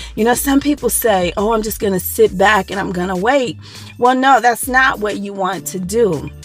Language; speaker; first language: English; native; English